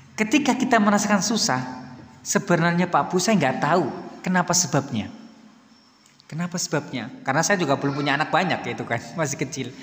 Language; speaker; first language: Indonesian; native; Indonesian